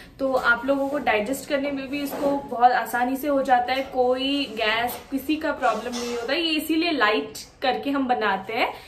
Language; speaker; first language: Hindi; non-native, local second language; Bangla